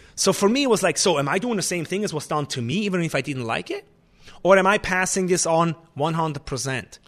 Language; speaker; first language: English; non-native, fluent; Swiss German